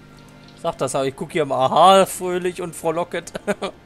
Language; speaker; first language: German; native; German